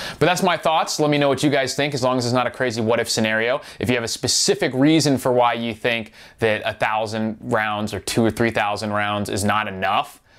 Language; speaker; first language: English; native; English